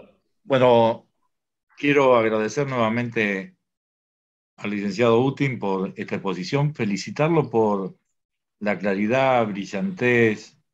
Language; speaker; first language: Spanish; native; Spanish